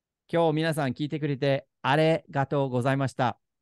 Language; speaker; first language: Japanese; non-native, fluent; English